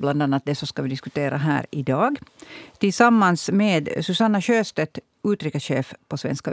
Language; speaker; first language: Swedish; native; Swedish